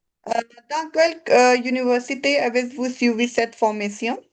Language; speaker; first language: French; non-native, learner; Punjabi